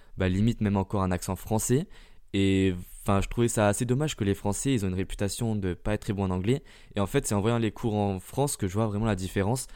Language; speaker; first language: French; early bilingual, heritage; French